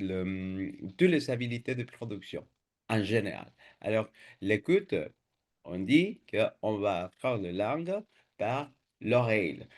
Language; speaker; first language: French; non-native, fluent; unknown